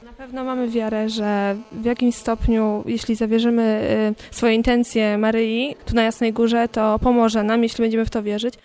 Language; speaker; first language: Polish; native; Polish